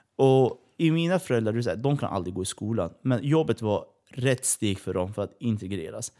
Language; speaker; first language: Swedish; early bilingual, other home language; Persian